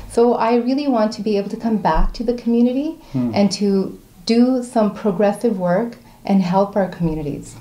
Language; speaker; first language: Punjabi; early bilingual, heritage; Punjabi